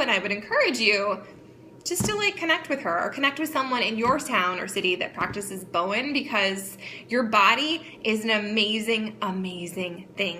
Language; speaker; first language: English; native; English